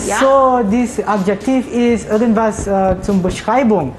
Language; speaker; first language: German; non-native, learner; Malay